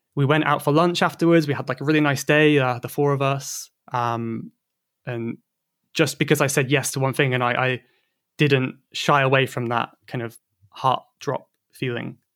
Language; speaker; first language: English; native; English